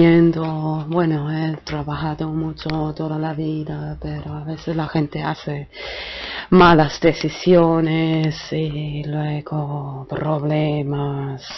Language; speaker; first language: Spanish; non-native, fluent; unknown